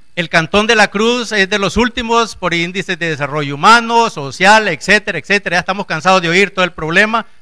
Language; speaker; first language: Spanish; native; Spanish